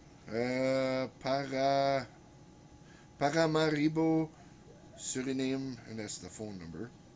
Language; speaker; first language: English; early bilingual, other home language; French